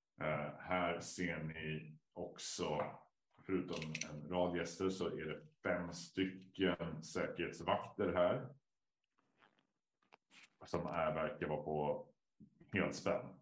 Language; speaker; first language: Swedish; native; Swedish